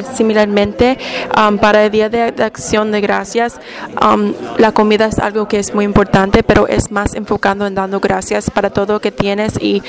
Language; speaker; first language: Spanish; non-native, fluent; English